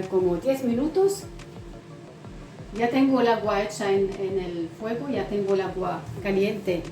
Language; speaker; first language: Spanish; non-native, fluent; Arabic